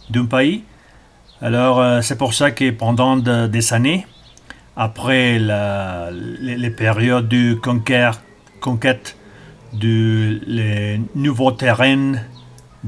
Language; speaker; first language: French; non-native, learner; Spanish